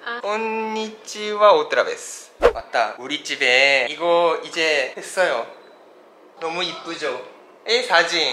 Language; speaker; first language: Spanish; non-native, learner; Japanese